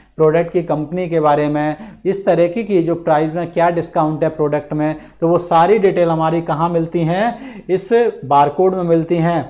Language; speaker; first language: Hindi; native; Hindi